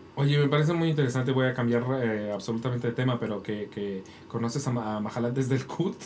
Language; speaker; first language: Spanish; native; Spanish